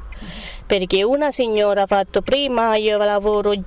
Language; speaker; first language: Italian; non-native, learner; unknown